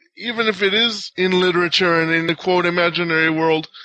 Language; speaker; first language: English; non-native, fluent; Hebrew